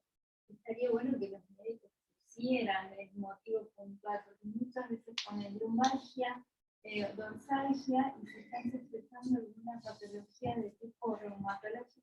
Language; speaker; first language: Spanish; native; Spanish